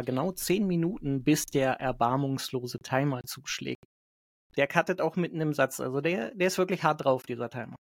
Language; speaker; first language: German; native; German